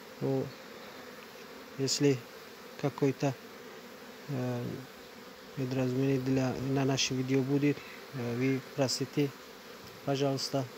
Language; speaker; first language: Russian; non-native, learner; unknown